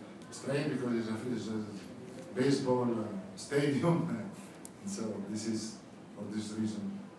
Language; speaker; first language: English; non-native, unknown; Italian